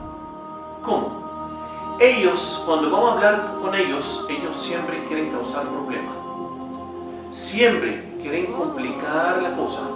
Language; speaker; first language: Spanish; non-native, fluent; Arabic